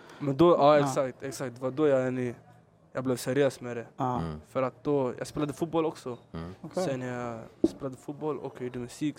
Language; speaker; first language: Swedish; early bilingual, other home language; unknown